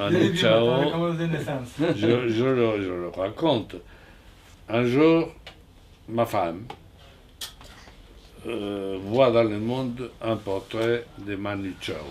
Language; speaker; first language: French; non-native, fluent; Spanish